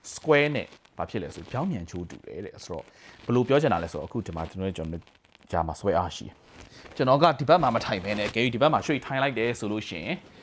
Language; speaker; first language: Burmese; native; Burmese